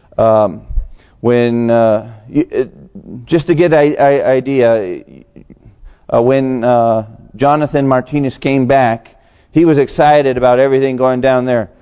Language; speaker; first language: English; native; English